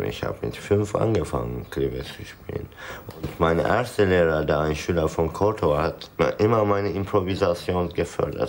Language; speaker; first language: German; non-native, fluent; Turkish